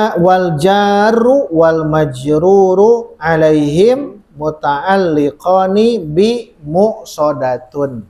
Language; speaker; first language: Arabic; non-native, fluent; Indonesian